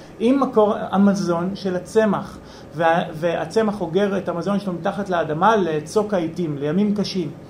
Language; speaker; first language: Hebrew; native; Hebrew